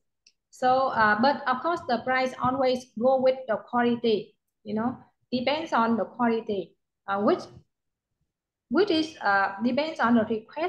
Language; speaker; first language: English; non-native, learner; Vietnamese